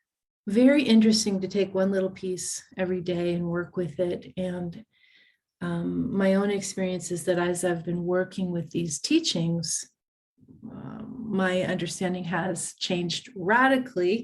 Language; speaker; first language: English; native; English